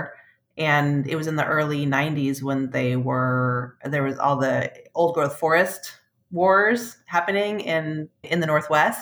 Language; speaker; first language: English; native; English